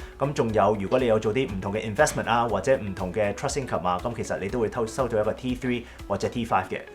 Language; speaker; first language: Cantonese; early bilingual, heritage; Cantonese